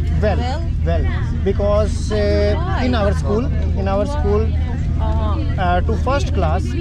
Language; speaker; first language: English; non-native, learner; Urdu